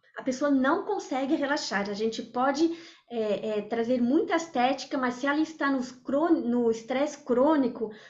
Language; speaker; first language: Portuguese; early bilingual, other home language; French